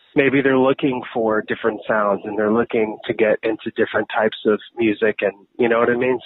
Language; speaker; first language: English; native; English